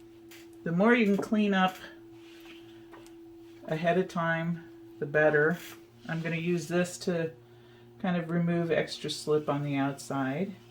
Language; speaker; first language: English; native; English